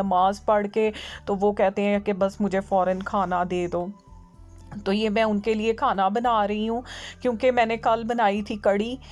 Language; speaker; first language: Urdu; native; Urdu